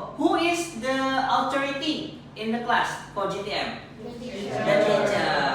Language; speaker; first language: English; non-native, fluent; Indonesian